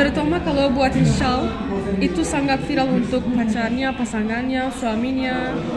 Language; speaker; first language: Indonesian; non-native, fluent; Turkish